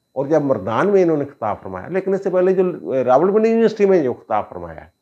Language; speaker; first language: Urdu; non-native, local second language; Punjabi